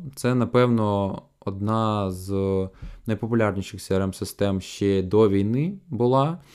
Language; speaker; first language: Ukrainian; non-native, local second language; Russian